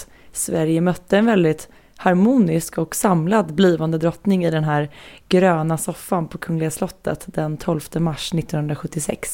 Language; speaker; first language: Swedish; native; Swedish